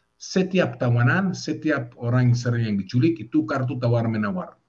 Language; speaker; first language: Indonesian; non-native, fluent; Hebrew